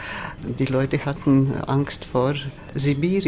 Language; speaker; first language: German; non-native, fluent; Latvian